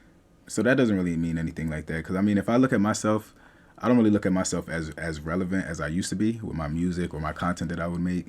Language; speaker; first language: English; native; English